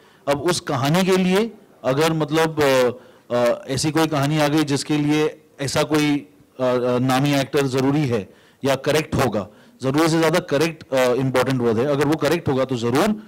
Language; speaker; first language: Hindi; native; Hindi